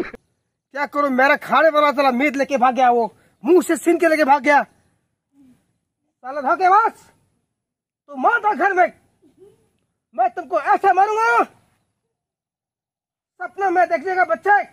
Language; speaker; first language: Hindi; non-native, local second language; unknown